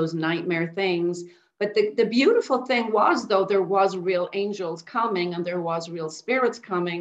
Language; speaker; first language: English; native; English